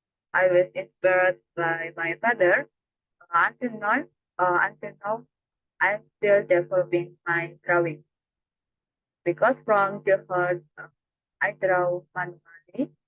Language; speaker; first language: English; non-native, learner; Indonesian